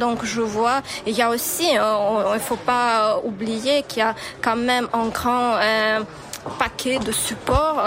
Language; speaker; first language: French; non-native, fluent; Ukrainian